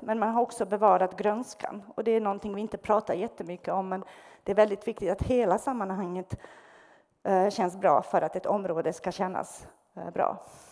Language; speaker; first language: Swedish; non-native, fluent; Bosnian